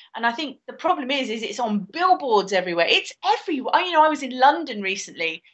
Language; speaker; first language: English; native; English